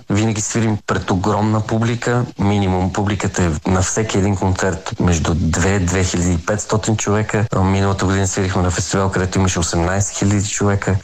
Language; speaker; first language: Bulgarian; native; Bulgarian